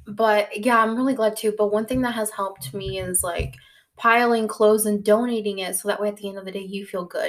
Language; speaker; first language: English; early bilingual, other home language; Spanish